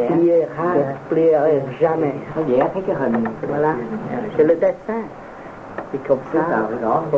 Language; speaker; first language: French; non-native, fluent; Vietnamese